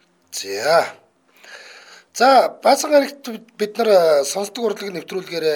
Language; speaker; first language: Mongolian; native; Mongolian